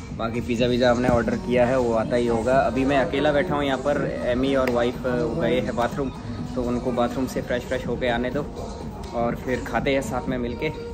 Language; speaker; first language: Hindi; native; Hindi